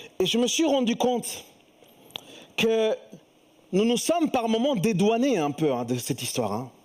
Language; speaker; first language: French; early bilingual, other home language; Spanish